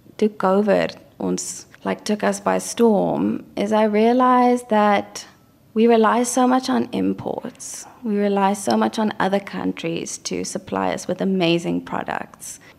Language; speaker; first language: Afrikaans; native; Afrikaans